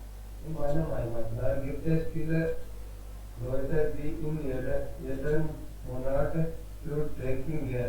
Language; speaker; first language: German; non-native, learner; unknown